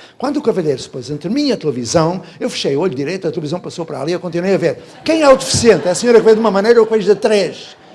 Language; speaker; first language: Portuguese; native; Portuguese